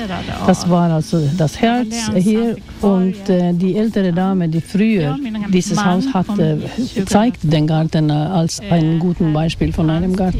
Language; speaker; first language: German; non-native, fluent; Swedish